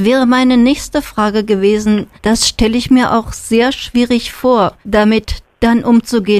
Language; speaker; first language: German; native; German